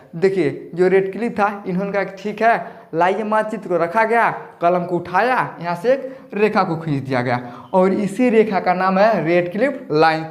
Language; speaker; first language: Hindi; native; Hindi